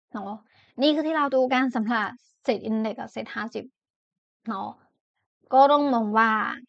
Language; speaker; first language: Thai; non-native, fluent; Chinese